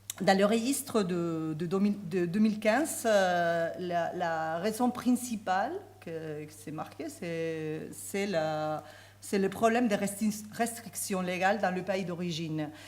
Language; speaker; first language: French; non-native, fluent; Spanish